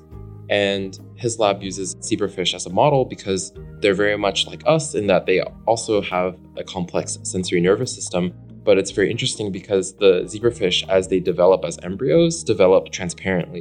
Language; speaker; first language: English; native; English